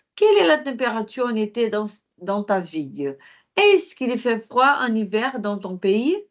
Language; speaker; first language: French; non-native, fluent; Portuguese